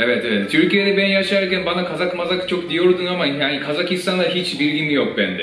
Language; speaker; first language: Turkish; non-native, fluent; Japanese